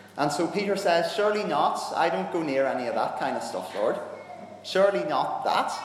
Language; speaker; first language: English; native; English